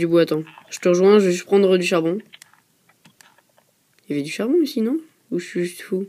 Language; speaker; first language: French; native; French